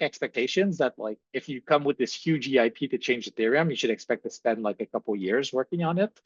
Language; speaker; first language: English; native; English